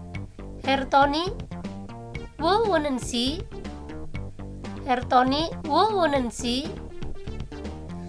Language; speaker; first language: German; non-native, fluent; Indonesian